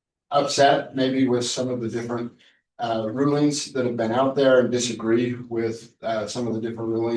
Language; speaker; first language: English; native; English